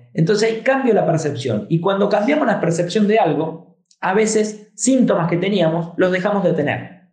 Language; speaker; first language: Spanish; native; Spanish